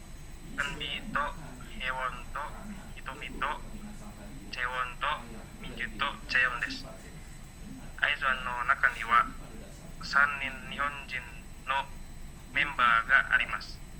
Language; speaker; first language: Japanese; non-native, learner; Indonesian